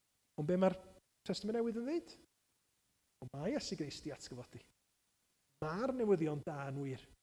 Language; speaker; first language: Welsh; native; Welsh